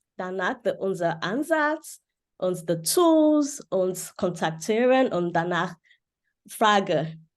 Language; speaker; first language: German; non-native, learner; Yoruba